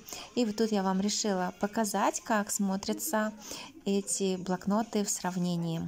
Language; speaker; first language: Russian; native; Russian